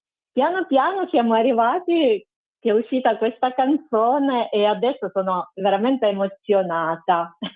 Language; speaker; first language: Italian; non-native, fluent; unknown